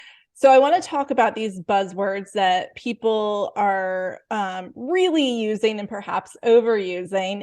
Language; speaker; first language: English; native; English